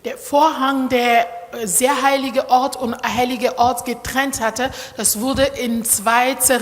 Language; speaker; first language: German; non-native, learner; Lingala